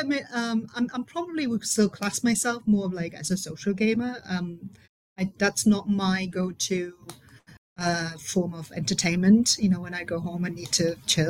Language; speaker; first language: English; non-native, fluent; German